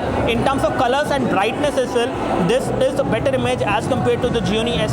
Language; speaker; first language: English; non-native, local second language; Hindi